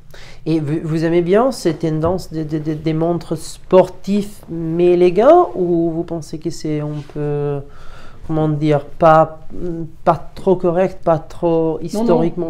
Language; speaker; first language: French; non-native, learner; Italian